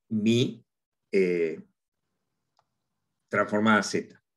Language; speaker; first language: Spanish; native; Spanish